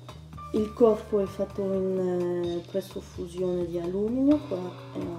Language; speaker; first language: Italian; non-native, fluent; French